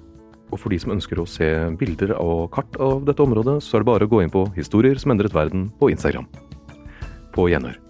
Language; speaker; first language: Norwegian; native; Norwegian